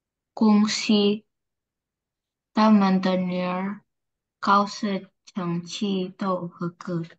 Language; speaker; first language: Chinese; non-native, learner; Indonesian